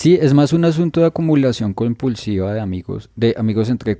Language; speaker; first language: Spanish; native; Spanish